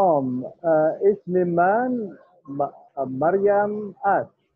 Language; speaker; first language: Persian; non-native, learner; Indonesian